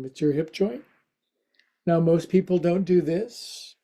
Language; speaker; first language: English; native; English